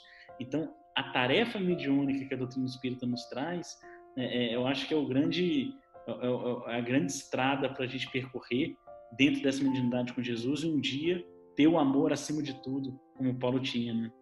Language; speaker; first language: Portuguese; native; Portuguese